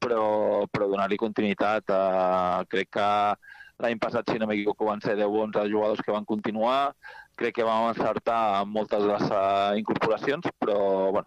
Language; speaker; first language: Catalan; native; Catalan